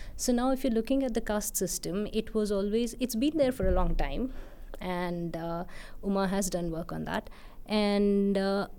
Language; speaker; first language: English; non-native, local second language; Hindi